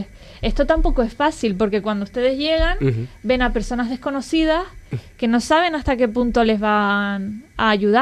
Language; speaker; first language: Spanish; native; Spanish